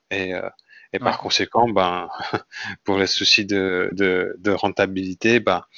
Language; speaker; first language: French; non-native, fluent; Indonesian